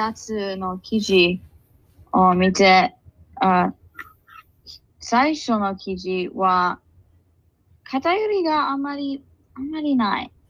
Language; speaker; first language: Japanese; non-native, learner; English